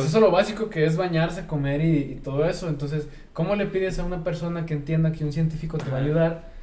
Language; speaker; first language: Spanish; native; Spanish